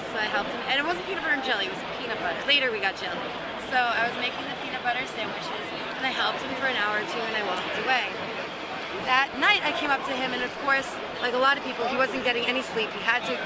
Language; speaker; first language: English; native; English